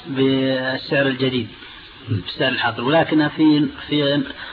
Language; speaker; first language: Arabic; native; Arabic